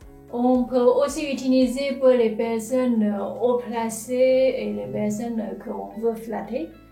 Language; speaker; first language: French; non-native, fluent; Chinese